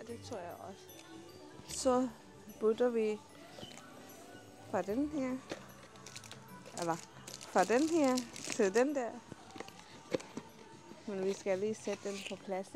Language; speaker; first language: Danish; non-native, learner; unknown